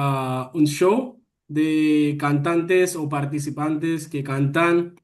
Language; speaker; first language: Spanish; non-native, learner; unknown